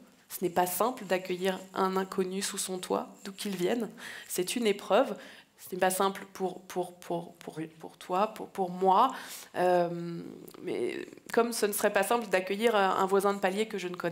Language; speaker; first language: French; native; French